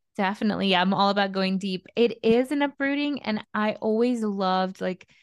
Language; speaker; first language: English; early bilingual, other home language; Russian